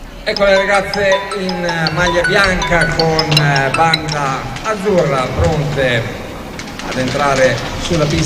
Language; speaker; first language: Italian; native; Italian